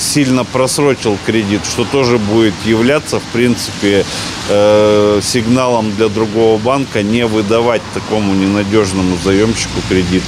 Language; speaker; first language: Russian; native; Russian